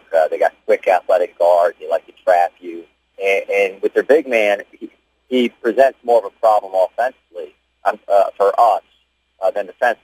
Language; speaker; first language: English; native; English